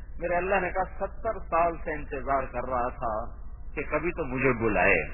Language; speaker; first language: Urdu; non-native, local second language; Punjabi